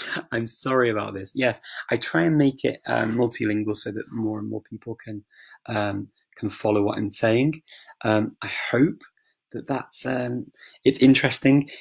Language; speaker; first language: English; native; English